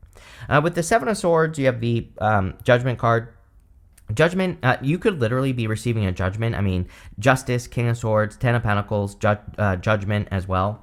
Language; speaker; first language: English; native; English